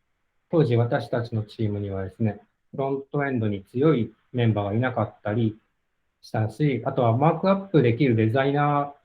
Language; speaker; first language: Japanese; native; Japanese